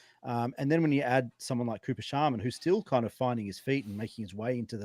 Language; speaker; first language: English; native; English